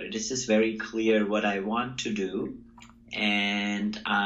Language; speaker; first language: English; non-native, local second language; Hindi